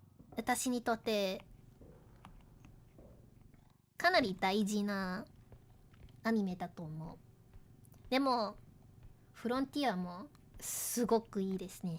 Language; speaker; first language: Japanese; non-native, learner; English